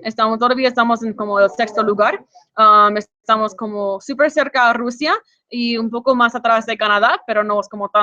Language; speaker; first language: Spanish; non-native, fluent; English